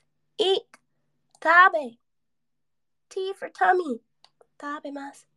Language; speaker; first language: Japanese; non-native, learner; English